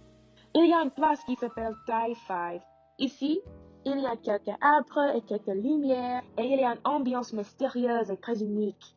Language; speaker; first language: French; non-native, learner; English